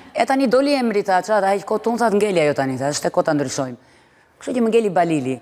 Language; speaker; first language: Albanian; early bilingual, heritage; Albanian